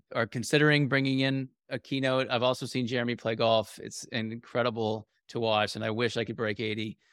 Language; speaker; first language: English; native; English